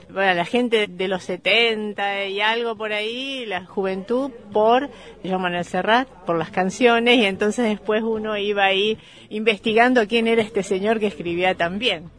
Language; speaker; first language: Spanish; native; Spanish